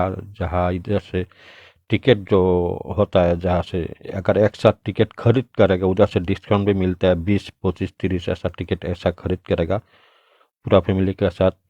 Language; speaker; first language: Hindi; non-native, local second language; Bangla